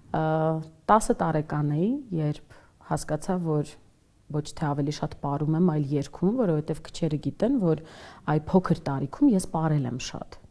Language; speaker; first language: Armenian; native; Armenian